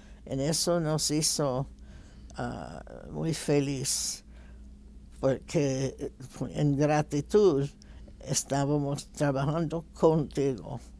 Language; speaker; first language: Spanish; non-native, fluent; English